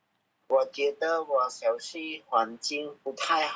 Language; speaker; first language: Chinese; non-native, learner; Khmer